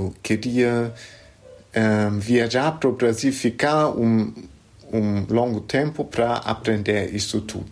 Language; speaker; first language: Portuguese; non-native, fluent; German